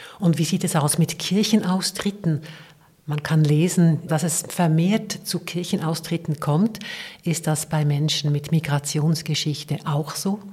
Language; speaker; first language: German; native; German